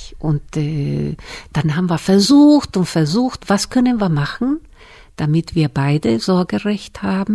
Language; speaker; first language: German; non-native, fluent; Spanish